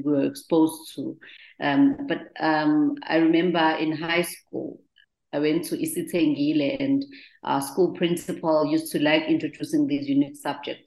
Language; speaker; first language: English; non-native, local second language; Zulu